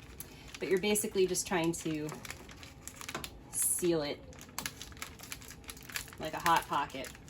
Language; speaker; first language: English; native; English